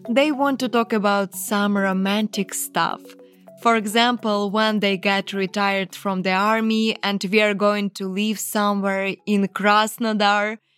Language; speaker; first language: English; non-native, fluent; Ukrainian